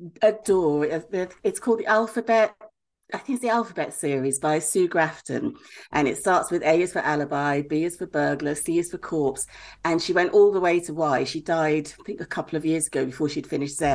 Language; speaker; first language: English; native; English